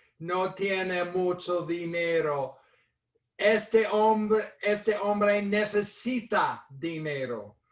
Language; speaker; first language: Spanish; non-native, fluent; English